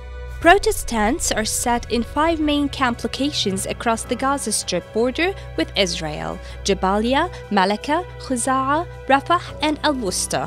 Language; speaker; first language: English; non-native, fluent; Arabic